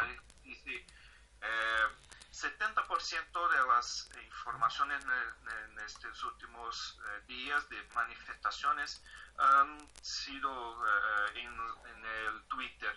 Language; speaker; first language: Spanish; non-native, fluent; Portuguese